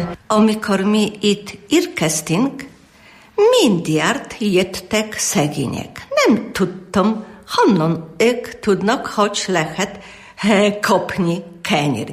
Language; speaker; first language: Hungarian; non-native, learner; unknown